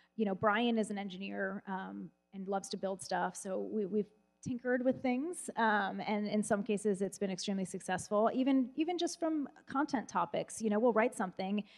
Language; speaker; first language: English; native; English